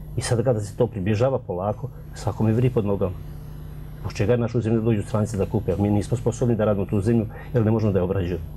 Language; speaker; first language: Serbian; native; Serbian